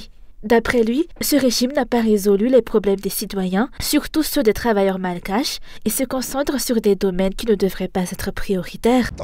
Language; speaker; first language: French; non-native, local second language; Malagasy